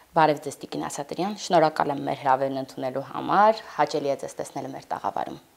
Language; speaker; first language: Armenian; native; Armenian